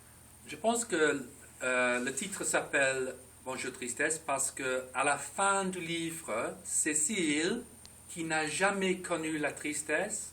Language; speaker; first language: French; non-native, fluent; English